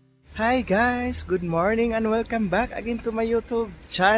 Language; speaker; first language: English; non-native, local second language; Filipino